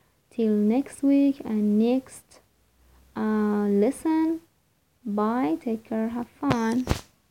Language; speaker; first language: English; non-native, fluent; Persian